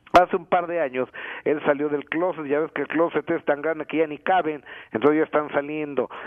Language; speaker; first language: Spanish; native; Spanish